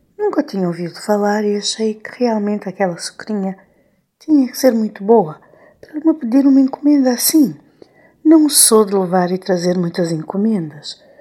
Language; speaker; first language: Portuguese; non-native, local second language; Kabuverdianu